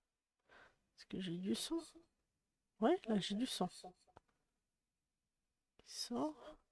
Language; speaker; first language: French; native; French